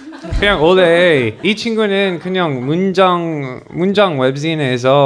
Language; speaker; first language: Korean; non-native, learner; English